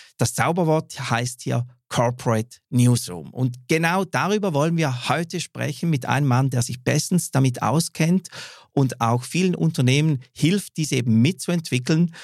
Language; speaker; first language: German; native; German